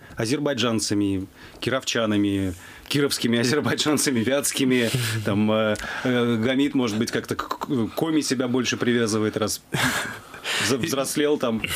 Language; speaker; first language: Russian; native; Russian